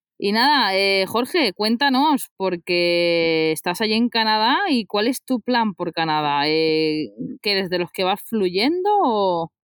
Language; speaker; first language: Spanish; native; Spanish